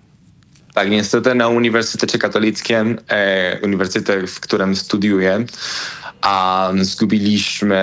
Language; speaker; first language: Polish; non-native, learner; Spanish